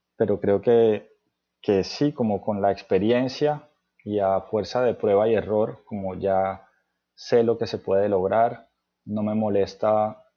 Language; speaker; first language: Spanish; native; Spanish